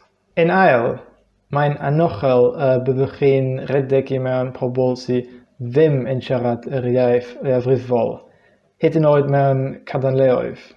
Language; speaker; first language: Welsh; non-native, fluent; English